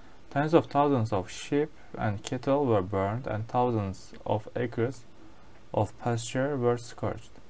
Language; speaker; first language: English; non-native, fluent; Turkish